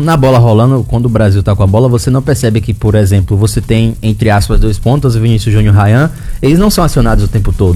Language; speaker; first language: Portuguese; native; Portuguese